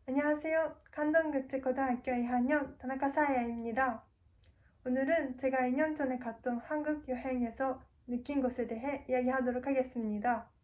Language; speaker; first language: Korean; non-native, learner; Japanese